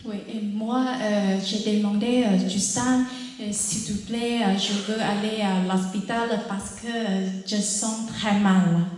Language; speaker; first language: French; non-native, learner; Thai